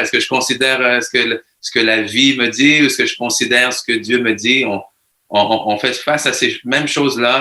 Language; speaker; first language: French; native; French